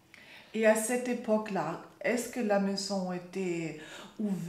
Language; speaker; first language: French; non-native, fluent; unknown